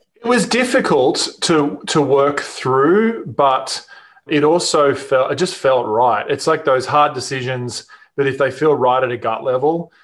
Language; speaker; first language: English; native; English